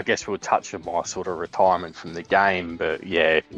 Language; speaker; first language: English; native; English